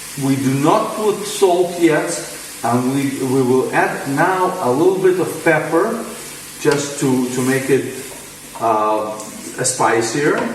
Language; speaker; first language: English; non-native, fluent; Hebrew